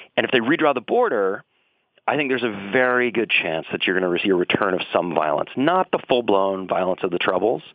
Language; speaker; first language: English; native; English